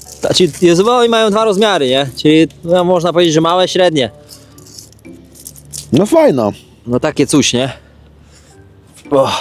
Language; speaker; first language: Polish; native; Polish